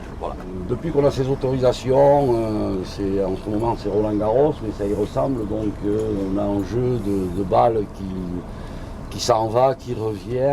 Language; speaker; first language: French; native; French